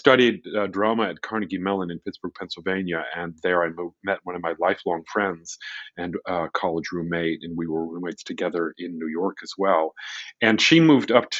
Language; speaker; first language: English; native; English